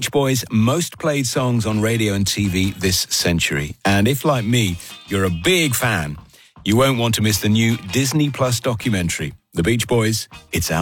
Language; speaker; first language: English; native; English